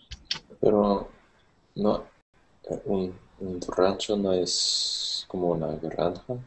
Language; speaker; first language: Spanish; non-native, learner; English